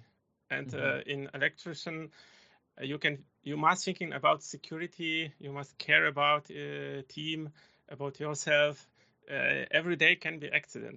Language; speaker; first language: English; non-native, learner; Polish